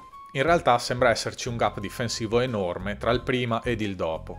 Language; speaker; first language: Italian; native; Italian